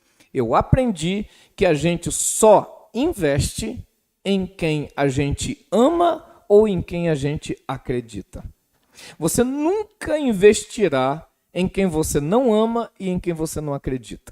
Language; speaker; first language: Portuguese; native; Portuguese